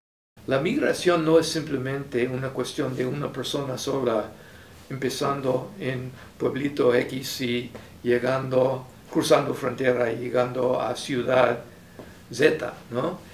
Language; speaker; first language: Spanish; non-native, fluent; English